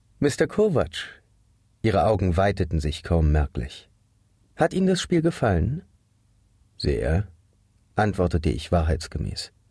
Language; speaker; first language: German; native; German